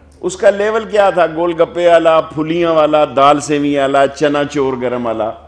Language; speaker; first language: Urdu; non-native, local second language; Punjabi